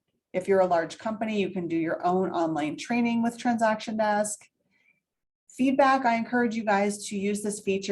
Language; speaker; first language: English; native; English